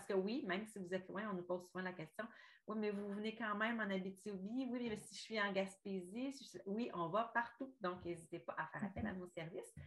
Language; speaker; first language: French; native; French